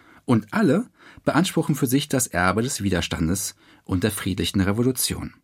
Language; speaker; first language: German; native; German